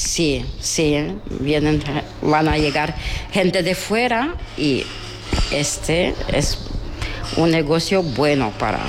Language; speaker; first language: Spanish; non-native, learner; Romanian